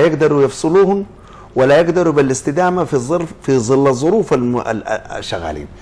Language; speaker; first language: Arabic; native; Arabic